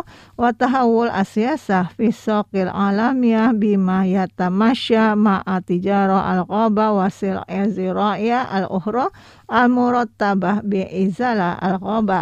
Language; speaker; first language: Arabic; non-native, fluent; Indonesian